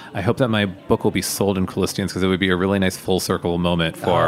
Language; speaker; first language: English; native; English